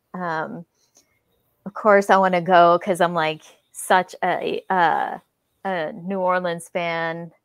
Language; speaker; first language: English; native; English